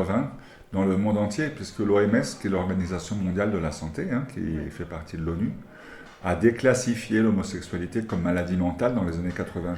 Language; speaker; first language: French; native; French